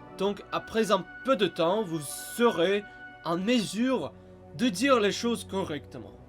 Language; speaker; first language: French; non-native, fluent; Russian